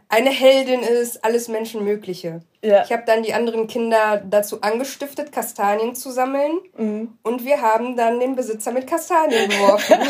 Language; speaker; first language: German; early bilingual, other home language; Arabic